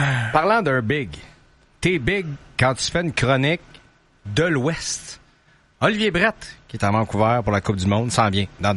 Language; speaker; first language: French; native; French